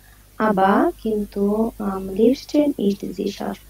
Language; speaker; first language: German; non-native, learner; Bangla